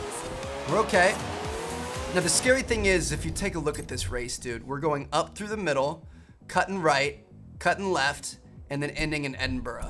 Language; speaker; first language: English; native; English